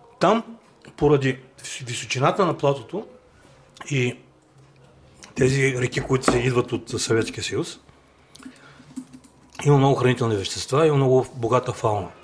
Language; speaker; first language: Bulgarian; native; Bulgarian